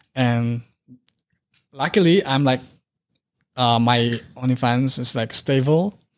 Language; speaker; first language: English; non-native, local second language; Filipino